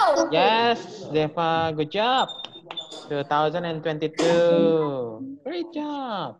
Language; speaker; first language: English; non-native, fluent; Indonesian